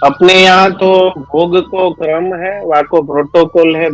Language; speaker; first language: Hindi; non-native, local second language; Gujarati